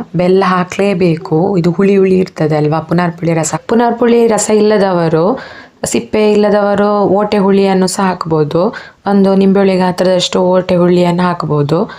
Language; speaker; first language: Kannada; non-native, local second language; Tulu